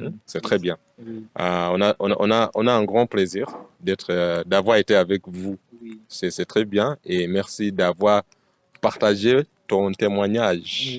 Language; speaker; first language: French; non-native, fluent; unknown